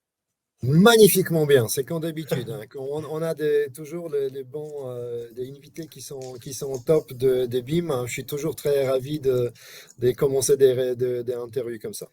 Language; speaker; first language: French; non-native, fluent; Polish